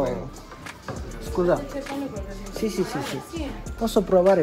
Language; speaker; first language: Italian; non-native, learner; Bangla